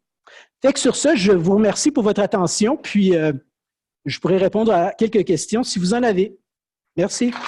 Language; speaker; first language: French; native; French